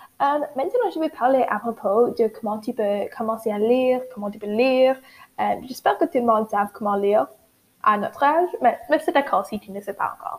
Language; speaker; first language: French; non-native, learner; English